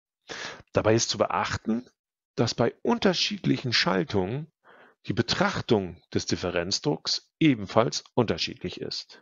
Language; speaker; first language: German; native; German